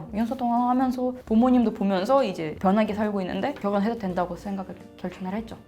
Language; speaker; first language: Korean; non-native, fluent; Russian